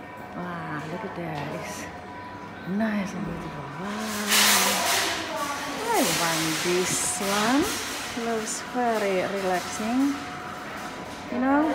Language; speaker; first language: English; non-native, learner; Indonesian